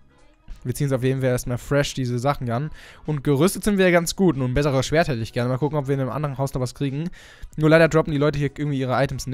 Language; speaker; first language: German; native; German